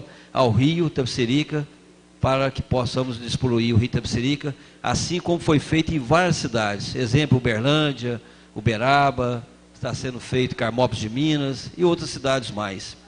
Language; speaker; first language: Portuguese; native; Portuguese